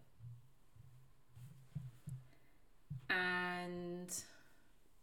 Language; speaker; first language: English; native; English